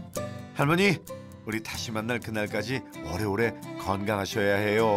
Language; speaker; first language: Korean; native; Korean